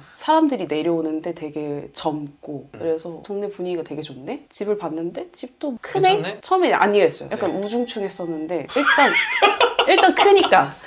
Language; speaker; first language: Korean; native; Korean